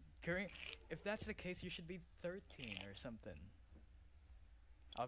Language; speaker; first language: English; non-native, local second language; Filipino